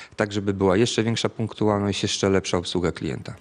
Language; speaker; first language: Polish; native; Polish